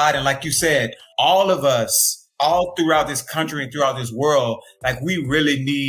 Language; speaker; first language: English; native; English